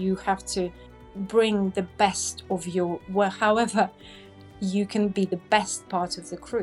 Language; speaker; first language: English; non-native, fluent; Russian